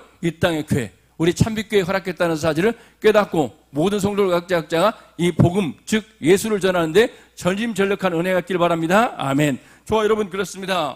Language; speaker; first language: Korean; native; Korean